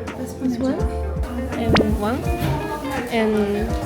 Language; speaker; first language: English; non-native, learner; Japanese